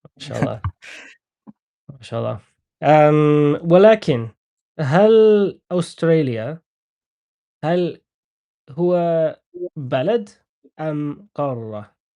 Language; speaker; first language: Arabic; non-native, fluent; English